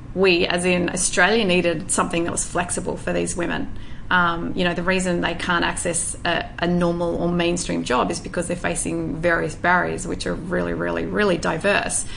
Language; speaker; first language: English; native; English